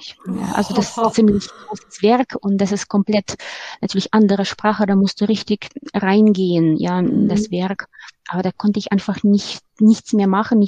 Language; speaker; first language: German; non-native, fluent; Ukrainian